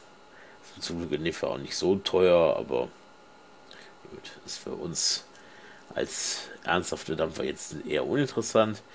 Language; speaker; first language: German; native; German